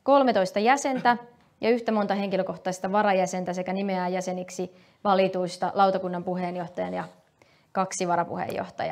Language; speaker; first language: Finnish; native; Finnish